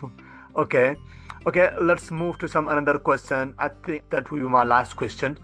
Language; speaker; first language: English; non-native, fluent; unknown